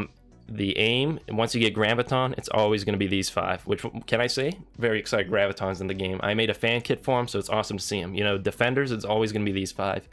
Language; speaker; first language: English; native; English